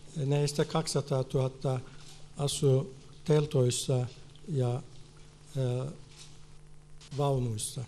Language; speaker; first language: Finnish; non-native, fluent; Turkish